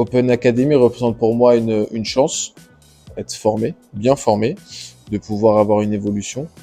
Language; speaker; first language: French; native; French